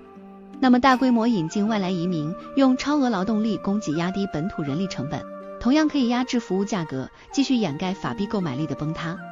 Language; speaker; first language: Chinese; native; Chinese